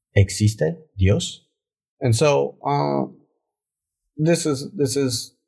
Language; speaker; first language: English; native; English